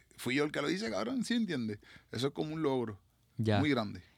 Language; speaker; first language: Spanish; native; Spanish